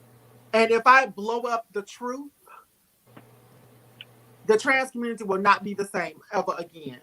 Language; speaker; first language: English; native; English